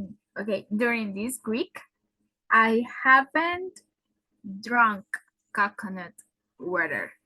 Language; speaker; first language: English; non-native, learner; Spanish